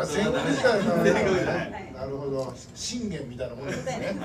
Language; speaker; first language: Japanese; native; Japanese